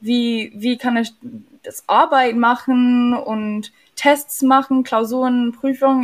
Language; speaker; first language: German; non-native, learner; English